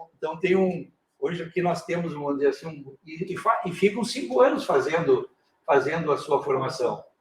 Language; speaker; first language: Portuguese; native; Portuguese